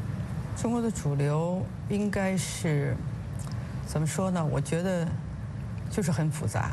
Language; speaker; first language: Chinese; native; Chinese